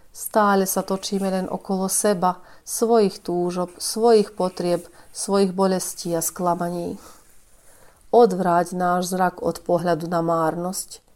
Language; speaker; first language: Slovak; native; Slovak